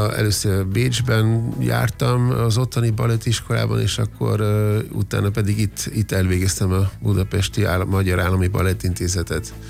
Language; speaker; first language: Hungarian; non-native, fluent; German